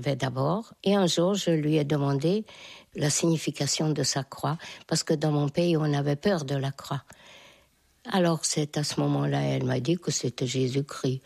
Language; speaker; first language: French; non-native, fluent; Hungarian